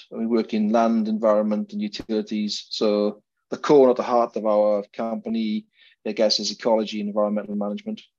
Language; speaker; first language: English; native; English